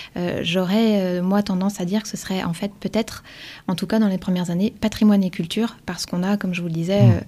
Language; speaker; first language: French; native; French